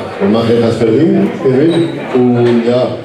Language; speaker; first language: German; non-native, learner; Spanish